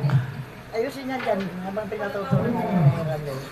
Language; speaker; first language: Filipino; native; Filipino